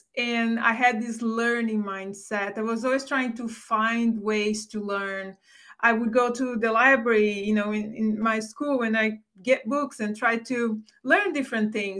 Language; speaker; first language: English; non-native, fluent; Portuguese